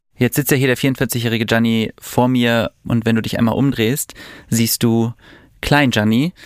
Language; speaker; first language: German; native; German